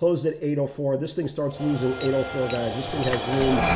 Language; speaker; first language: English; native; English